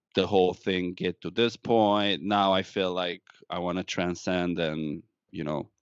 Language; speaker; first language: English; non-native, fluent; Romanian